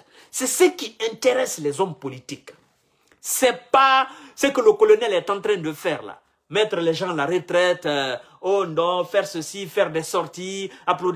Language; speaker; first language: French; non-native, local second language; Mandingo